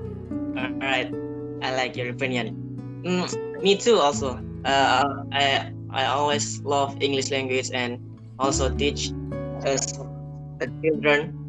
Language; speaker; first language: English; non-native, fluent; Indonesian